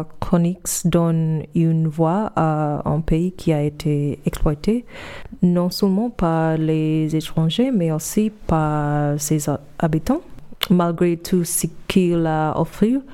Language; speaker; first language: French; non-native, fluent; English